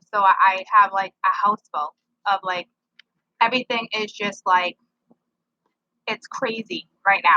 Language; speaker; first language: English; native; English